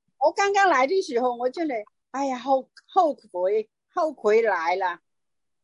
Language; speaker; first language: Chinese; non-native, local second language; Cantonese